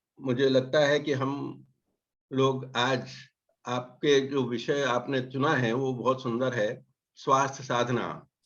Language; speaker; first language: Hindi; native; Hindi